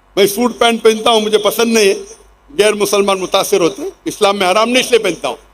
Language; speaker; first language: Urdu; non-native, local second language; Konkani